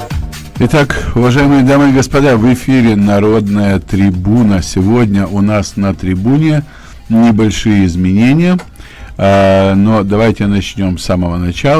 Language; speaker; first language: Russian; native; Russian